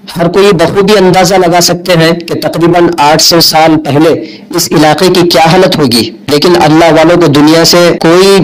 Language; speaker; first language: Hindi; native; Hindi